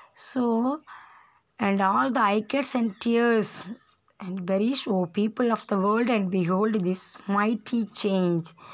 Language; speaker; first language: English; non-native, local second language; Tamil